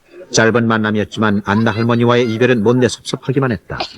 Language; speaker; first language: Korean; native; Korean